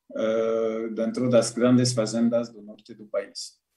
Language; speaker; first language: Portuguese; non-native, learner; French